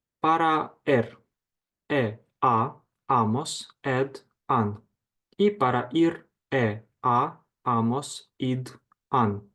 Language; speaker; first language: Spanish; non-native, fluent; Ukrainian